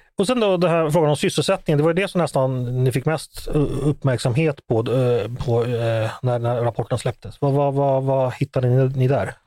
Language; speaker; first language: Swedish; native; Swedish